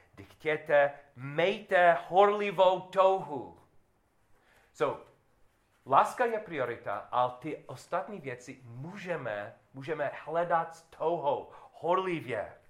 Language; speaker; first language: Czech; non-native, learner; English